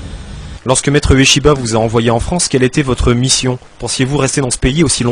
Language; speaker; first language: French; native; French